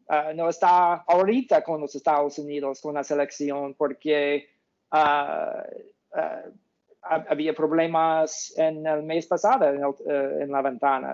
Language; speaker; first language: Spanish; non-native, learner; English